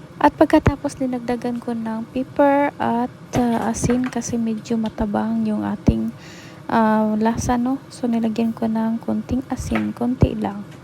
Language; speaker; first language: Filipino; non-native, local second language; Cebuano